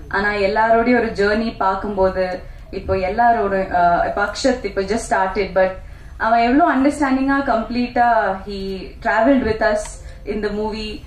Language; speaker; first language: Tamil; non-native, local second language; Malayalam